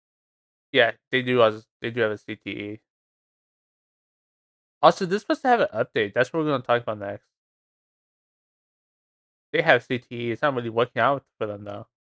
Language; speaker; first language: English; native; English